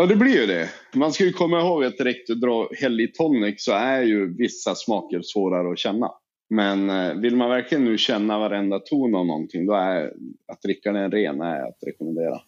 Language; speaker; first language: Swedish; native; Swedish